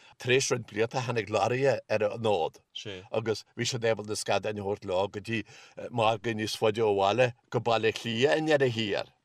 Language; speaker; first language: Irish; native; Irish